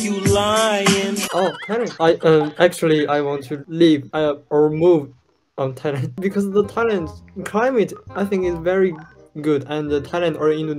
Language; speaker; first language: English; non-native, learner; Chinese